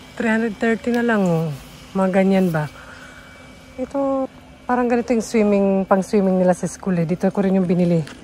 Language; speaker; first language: Filipino; native; Filipino